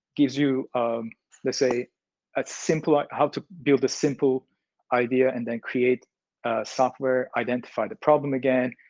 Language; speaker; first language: English; non-native, fluent; Turkish